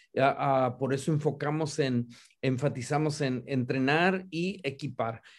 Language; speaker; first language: Spanish; native; Spanish